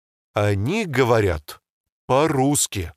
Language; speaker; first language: Russian; non-native, learner; English